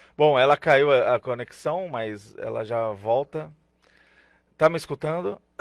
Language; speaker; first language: Portuguese; native; Portuguese